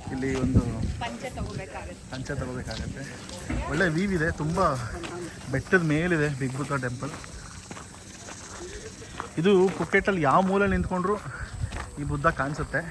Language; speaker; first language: Kannada; native; Kannada